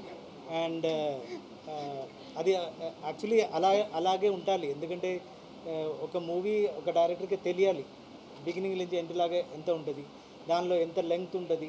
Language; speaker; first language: Telugu; non-native, fluent; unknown